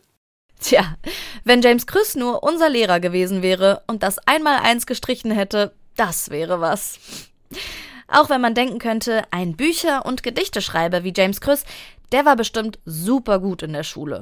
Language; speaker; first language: German; native; German